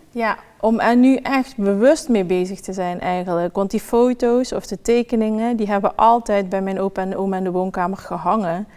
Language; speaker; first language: Dutch; native; Dutch